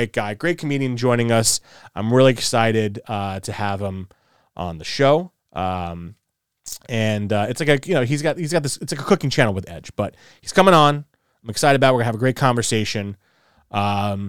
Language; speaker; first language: English; native; English